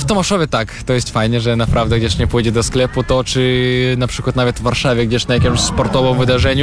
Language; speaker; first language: Polish; non-native, fluent; Russian